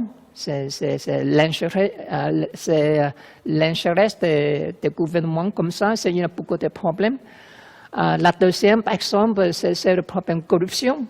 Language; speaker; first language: French; non-native, fluent; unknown